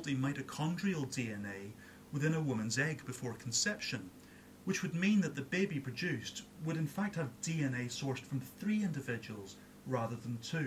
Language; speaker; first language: English; native; English